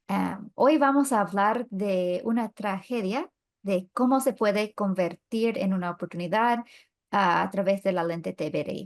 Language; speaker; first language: Spanish; non-native, fluent; English